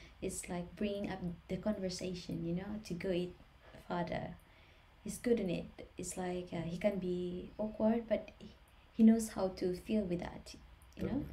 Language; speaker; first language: English; non-native, local second language; Filipino